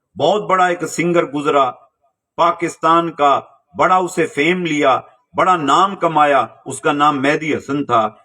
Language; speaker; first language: Urdu; non-native, local second language; Punjabi